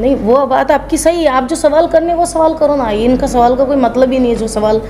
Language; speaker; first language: Hindi; native; Hindi